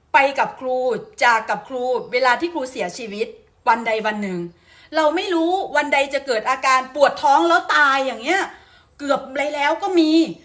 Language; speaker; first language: Thai; native; Thai